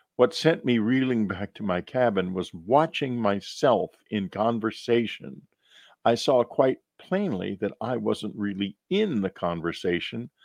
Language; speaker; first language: English; native; English